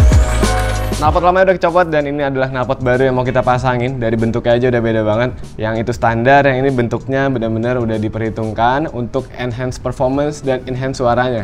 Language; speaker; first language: Indonesian; native; Indonesian